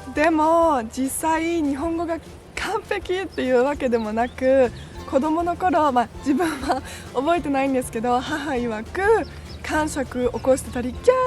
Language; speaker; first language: Japanese; early bilingual, heritage; German